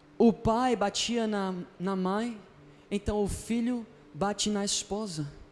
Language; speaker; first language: Portuguese; non-native, fluent; Spanish